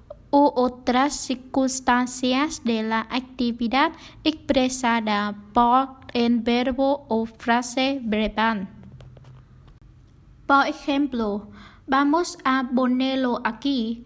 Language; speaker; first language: Spanish; non-native, learner; Vietnamese